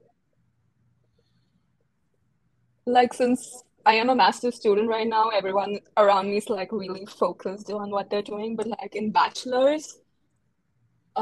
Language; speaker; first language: English; non-native, local second language; Hindi